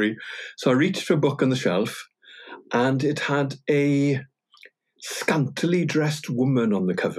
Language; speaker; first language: English; non-native, local second language; Welsh